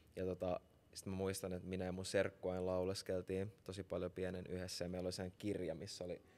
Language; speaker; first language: Finnish; native; Finnish